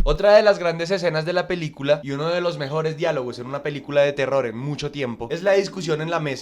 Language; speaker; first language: Spanish; native; Spanish